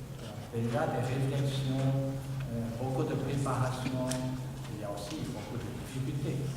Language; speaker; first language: French; non-native, fluent; Chinese